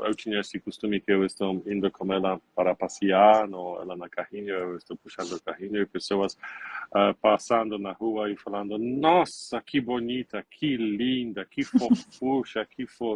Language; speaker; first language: Portuguese; non-native, learner; Polish